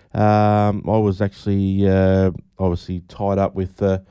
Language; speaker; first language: English; native; English